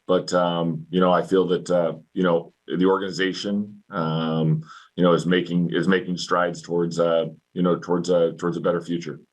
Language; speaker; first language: English; native; English